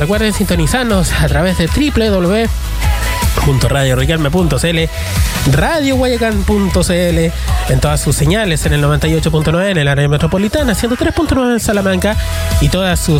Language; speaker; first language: Spanish; native; Spanish